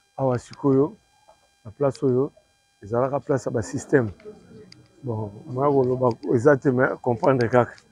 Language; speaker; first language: Lingala; native; Lingala